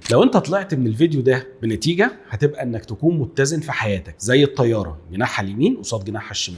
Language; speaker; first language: Arabic; native; Arabic